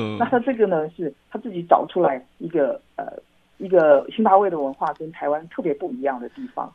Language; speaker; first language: Chinese; native; Chinese